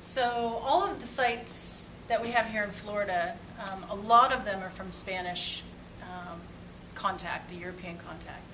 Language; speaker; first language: English; native; English